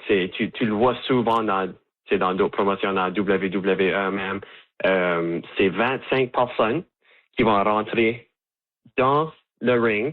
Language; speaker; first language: French; native; French